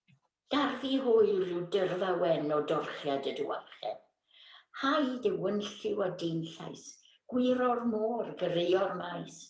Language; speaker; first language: Welsh; native; Welsh